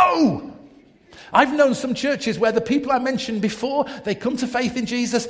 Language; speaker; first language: English; native; English